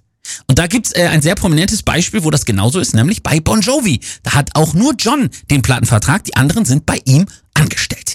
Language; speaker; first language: German; native; German